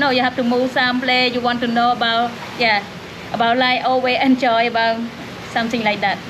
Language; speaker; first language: English; non-native, learner; Khmer